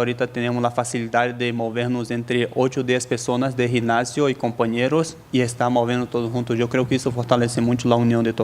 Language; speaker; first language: Spanish; native; Spanish